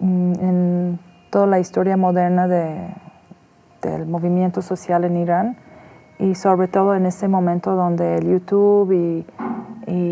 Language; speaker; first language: Spanish; non-native, fluent; Persian